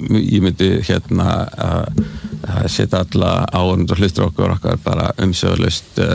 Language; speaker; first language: Icelandic; native; Icelandic